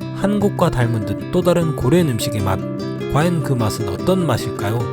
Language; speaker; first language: Korean; native; Korean